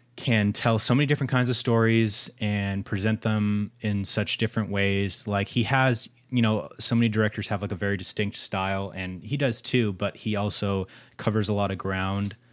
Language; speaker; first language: English; native; English